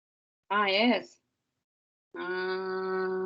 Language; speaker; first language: Spanish; non-native, learner; Portuguese